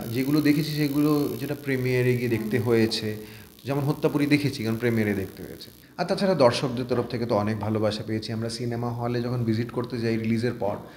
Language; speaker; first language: Bangla; early bilingual, heritage; Bangla